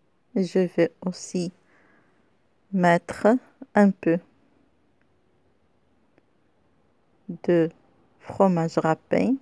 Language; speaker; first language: French; non-native, local second language; Arabic